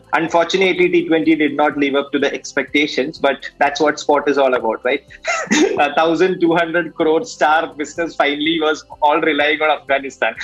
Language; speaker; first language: English; non-native, local second language; Malayalam